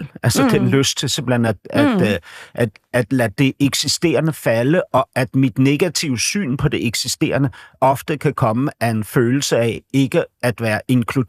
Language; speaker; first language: Danish; native; Danish